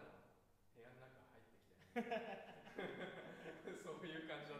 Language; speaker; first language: Japanese; native; Japanese